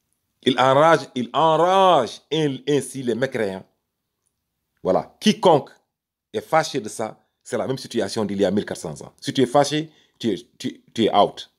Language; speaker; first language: French; native; French